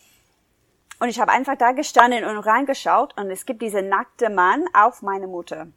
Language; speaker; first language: German; non-native, fluent; English